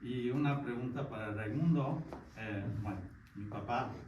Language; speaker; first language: Spanish; early bilingual, other home language; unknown